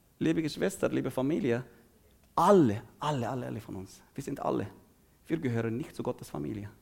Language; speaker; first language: German; non-native, fluent; Arabic